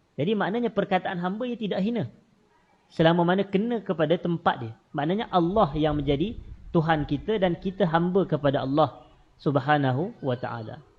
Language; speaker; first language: Malay; native; Malay